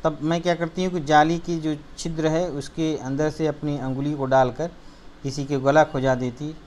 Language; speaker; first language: Hindi; non-native, local second language; Marathi